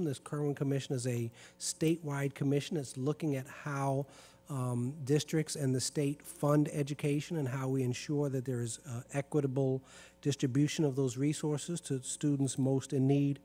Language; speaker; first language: English; native; English